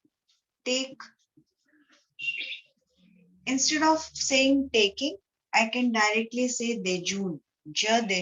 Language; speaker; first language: French; non-native, fluent; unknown